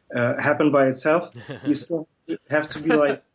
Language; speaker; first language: English; early bilingual, other home language; Kurdish